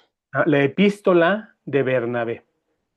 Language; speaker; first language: Spanish; native; Spanish